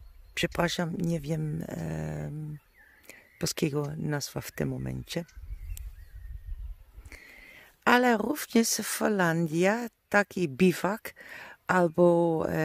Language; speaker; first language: Polish; non-native, learner; Dutch